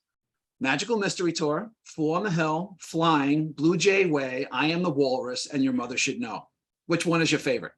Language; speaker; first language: English; native; English